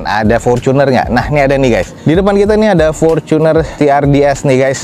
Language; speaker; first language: Indonesian; native; Indonesian